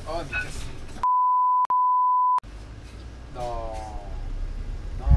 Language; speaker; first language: French; native; French